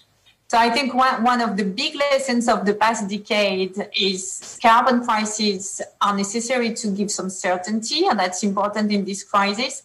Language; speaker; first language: English; non-native, fluent; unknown